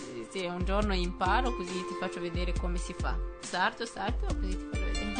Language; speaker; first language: Italian; non-native, fluent; Kinyarwanda